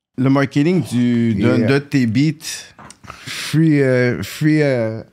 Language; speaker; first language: French; early bilingual, other home language; English